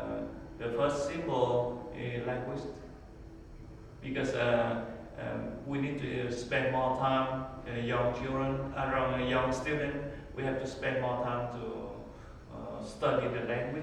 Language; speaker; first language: English; non-native, learner; Vietnamese